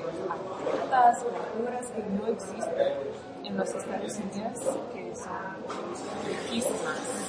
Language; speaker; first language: Spanish; non-native, fluent; English